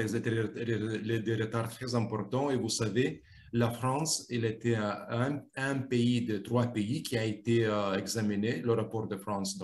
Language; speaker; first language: French; non-native, fluent; Lithuanian